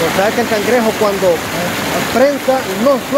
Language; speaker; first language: Spanish; native; Spanish